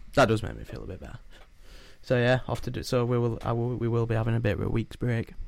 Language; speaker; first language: English; native; English